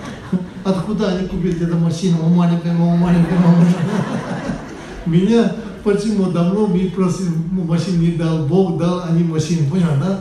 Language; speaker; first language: Russian; non-native, learner; Tibetan